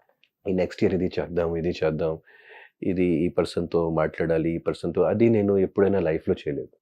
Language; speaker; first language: Telugu; non-native, local second language; Hindi